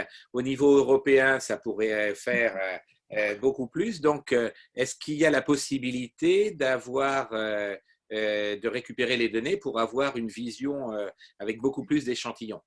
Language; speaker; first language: French; native; French